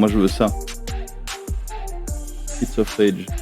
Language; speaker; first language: French; native; French